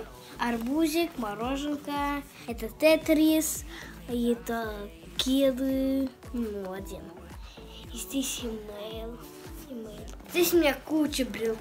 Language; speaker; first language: Russian; early bilingual, heritage; Russian